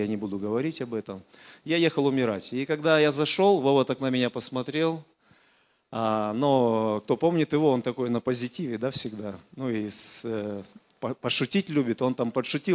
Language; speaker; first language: Russian; native; Russian